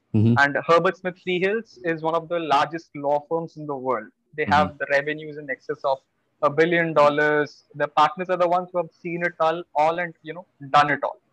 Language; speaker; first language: English; non-native, local second language; Odia